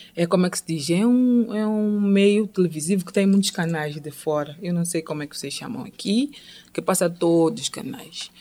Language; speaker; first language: Portuguese; non-native, local second language; Tsonga